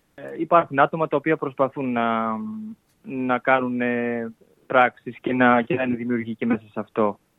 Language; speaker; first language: Greek; native; Greek